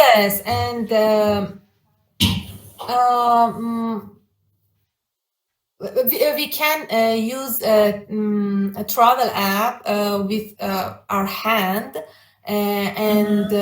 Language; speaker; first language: English; non-native, learner; Persian